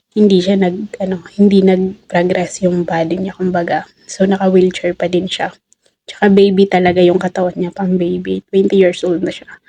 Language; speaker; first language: Filipino; native; Filipino